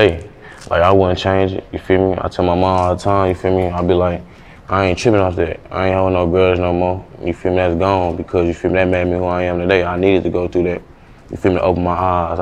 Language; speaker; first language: English; native; English